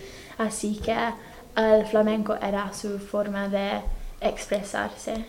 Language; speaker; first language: Spanish; non-native, fluent; English